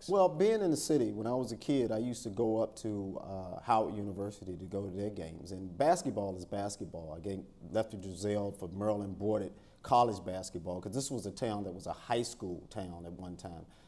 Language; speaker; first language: English; native; English